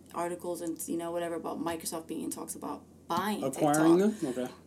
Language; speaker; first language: English; early bilingual, other home language; Amharic